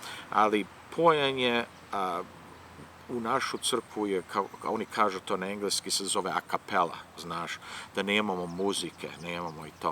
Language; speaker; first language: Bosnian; early bilingual, heritage; Serbian